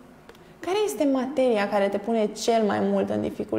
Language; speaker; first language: Romanian; native; Romanian